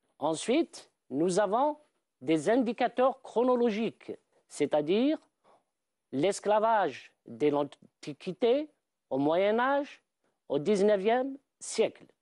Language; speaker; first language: French; non-native, local second language; Arabic